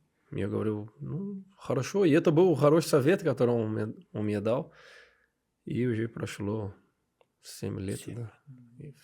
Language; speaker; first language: Russian; non-native, learner; Portuguese